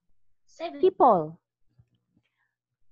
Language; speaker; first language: English; non-native, learner; Vietnamese